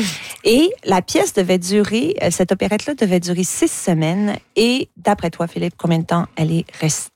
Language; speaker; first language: French; native; French